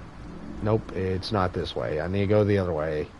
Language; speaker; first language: English; native; English